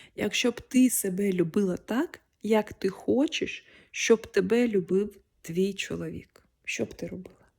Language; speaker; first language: Ukrainian; non-native, local second language; Russian